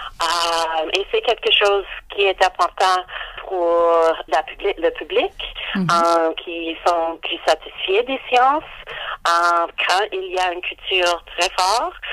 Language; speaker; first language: French; non-native, learner; English